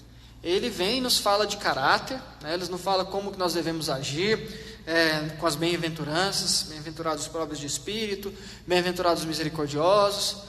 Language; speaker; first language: Portuguese; native; Portuguese